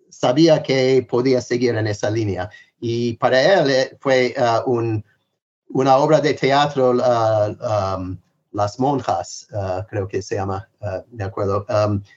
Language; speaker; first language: Spanish; non-native, fluent; English